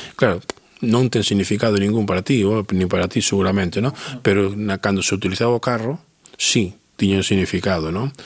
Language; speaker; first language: Galician; native; Galician